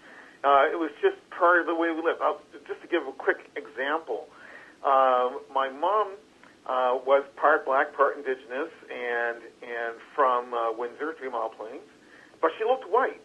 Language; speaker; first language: English; native; English